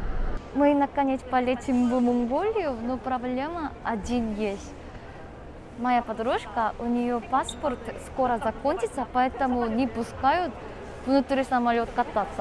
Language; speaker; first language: Russian; non-native, learner; Korean